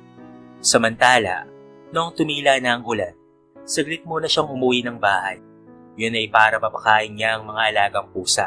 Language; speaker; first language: Filipino; native; Filipino